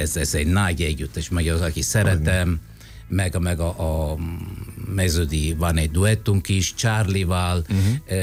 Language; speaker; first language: Hungarian; non-native, fluent; Italian